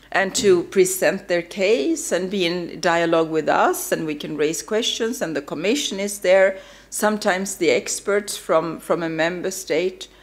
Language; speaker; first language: English; non-native, fluent; Swedish